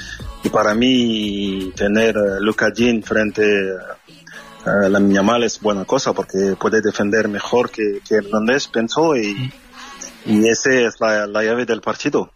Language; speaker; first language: Spanish; non-native, fluent; French